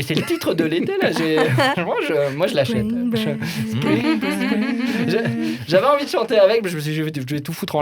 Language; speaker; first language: French; native; French